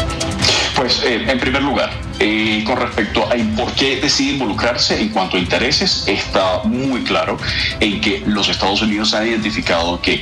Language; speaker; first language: Spanish; native; Spanish